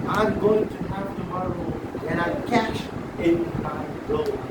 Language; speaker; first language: English; non-native, local second language; Marathi